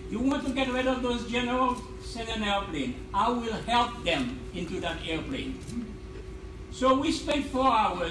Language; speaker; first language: English; non-native, fluent; Haitian Creole